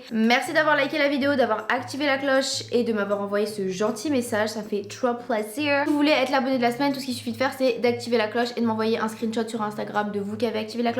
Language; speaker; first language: French; native; French